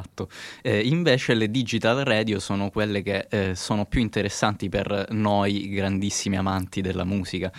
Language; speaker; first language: Italian; native; Italian